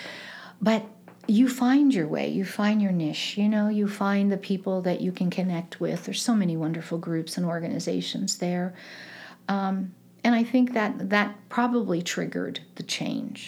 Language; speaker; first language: English; native; English